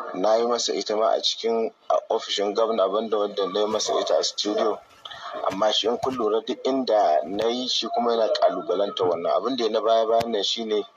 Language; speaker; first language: Hausa; native; Hausa